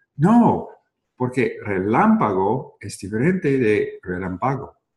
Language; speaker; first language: Spanish; non-native, learner; English